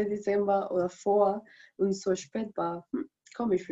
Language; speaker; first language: German; non-native, learner; Spanish